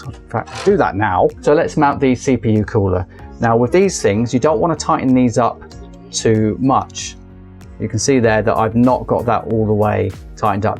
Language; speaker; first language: English; native; English